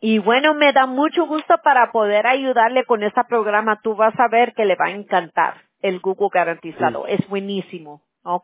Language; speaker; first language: Spanish; early bilingual, heritage; English